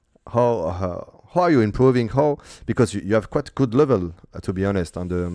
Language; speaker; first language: English; non-native, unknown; French